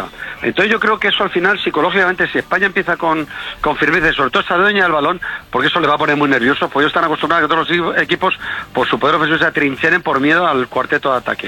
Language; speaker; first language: Spanish; native; Spanish